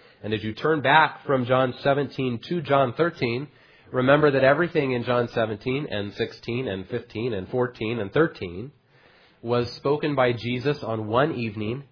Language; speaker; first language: English; native; English